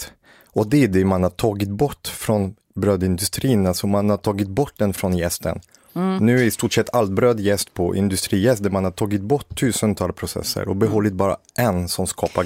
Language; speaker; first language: Swedish; native; Swedish